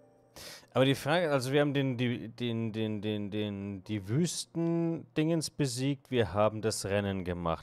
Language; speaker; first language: German; native; German